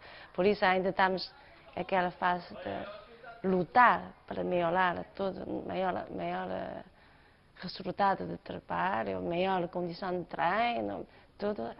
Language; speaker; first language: Portuguese; non-native, fluent; Chinese